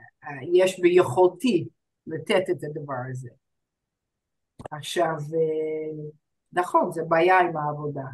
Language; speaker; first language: Hebrew; non-native, fluent; English